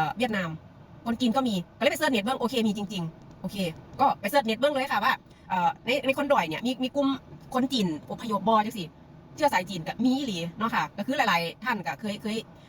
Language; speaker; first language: Thai; native; Thai